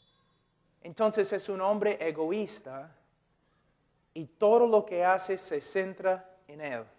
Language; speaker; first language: Spanish; non-native, fluent; English